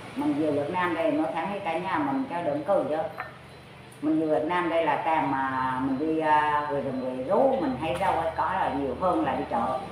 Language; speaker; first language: Vietnamese; native; Vietnamese